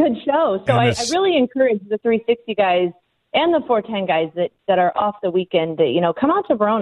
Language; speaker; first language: English; native; English